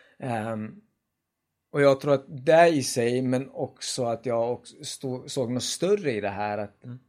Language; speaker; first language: Swedish; early bilingual, other home language; Kurdish